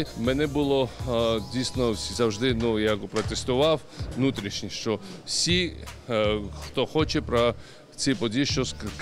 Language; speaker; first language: Ukrainian; non-native, learner; Georgian